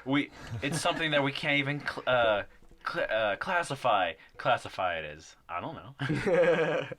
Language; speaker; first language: English; native; English